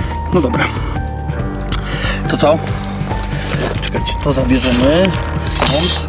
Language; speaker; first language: Polish; native; Polish